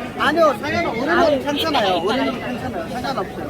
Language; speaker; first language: Korean; non-native, learner; Bangla